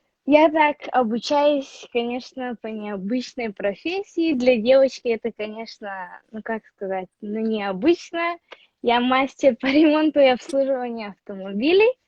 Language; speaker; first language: Russian; non-native, local second language; Yakut